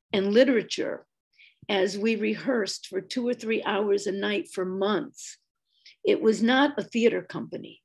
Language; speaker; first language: English; native; English